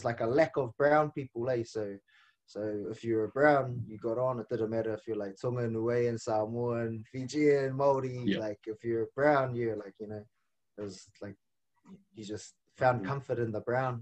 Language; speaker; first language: English; non-native, local second language; Māori